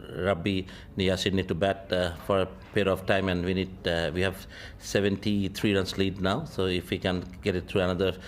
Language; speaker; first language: English; non-native, local second language; Bangla